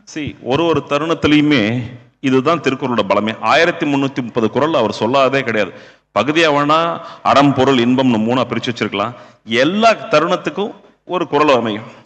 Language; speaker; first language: Tamil; native; Tamil